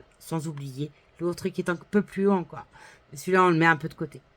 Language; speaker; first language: French; native; French